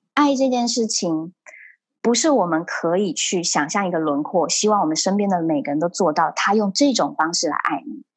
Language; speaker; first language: Chinese; early bilingual, heritage; Chinese